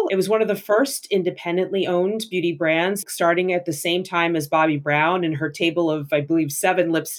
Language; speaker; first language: English; native; English